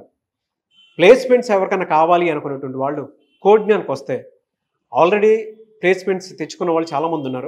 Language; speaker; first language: Telugu; native; Telugu